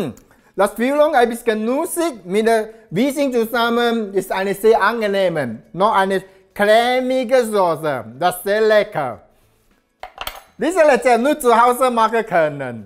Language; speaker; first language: German; non-native, learner; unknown